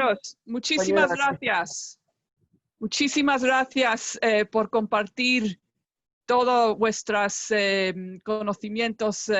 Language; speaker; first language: Spanish; non-native, fluent; English